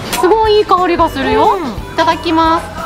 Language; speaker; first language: Japanese; native; Japanese